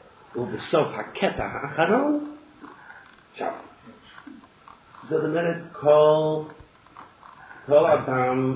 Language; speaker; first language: Hebrew; non-native, fluent; English